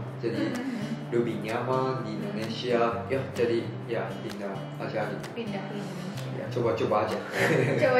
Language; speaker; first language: Indonesian; non-native, learner; Japanese